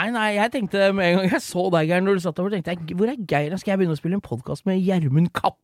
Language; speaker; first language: Norwegian; native; Norwegian